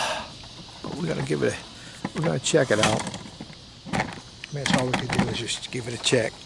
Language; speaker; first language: English; native; English